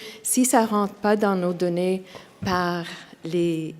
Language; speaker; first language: French; non-native, local second language; English